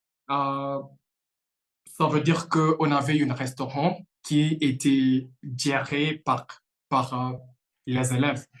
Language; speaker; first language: French; non-native, fluent; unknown